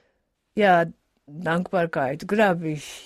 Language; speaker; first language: German; non-native, fluent; Japanese